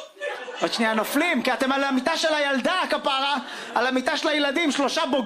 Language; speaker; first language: Hebrew; native; Hebrew